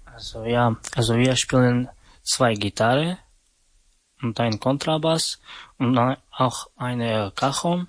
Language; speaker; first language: German; non-native, learner; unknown